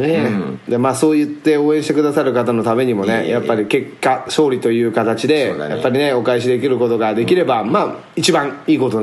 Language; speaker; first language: Japanese; native; Japanese